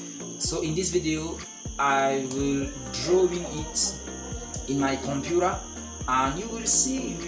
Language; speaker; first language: English; non-native, fluent; French